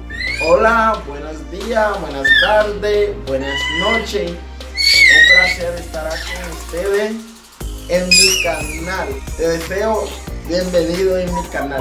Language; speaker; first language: Spanish; non-native, learner; Haitian Creole